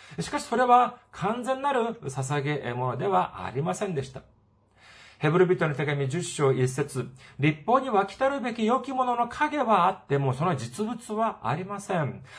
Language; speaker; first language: Japanese; non-native, fluent; Korean